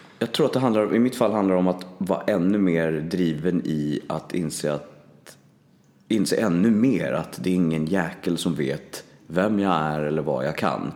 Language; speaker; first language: Swedish; native; Swedish